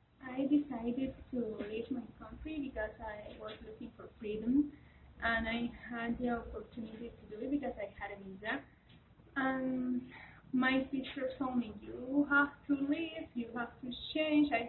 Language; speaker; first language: English; non-native, learner; Spanish